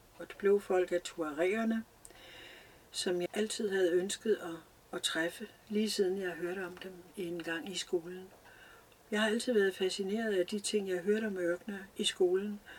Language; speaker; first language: Danish; native; Danish